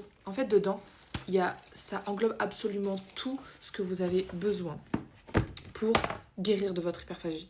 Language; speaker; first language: French; native; French